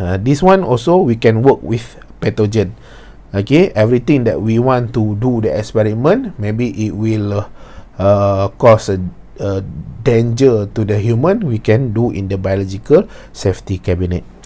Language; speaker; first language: English; non-native, local second language; Malay